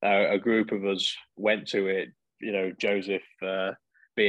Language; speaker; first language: English; native; English